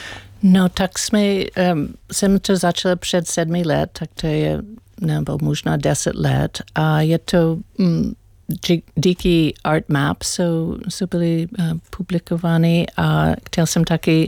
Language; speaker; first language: Czech; non-native, learner; English